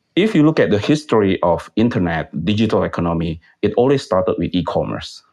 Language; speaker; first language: English; non-native, fluent; Indonesian